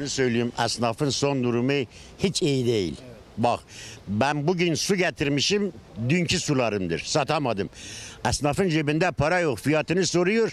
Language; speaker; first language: Turkish; native; Turkish